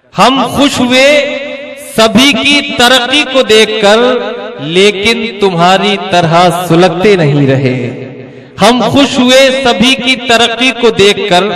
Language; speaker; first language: Urdu; native; Urdu